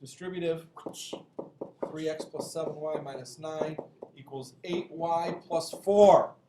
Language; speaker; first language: English; native; English